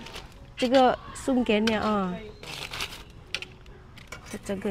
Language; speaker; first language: Chinese; non-native, learner; Indonesian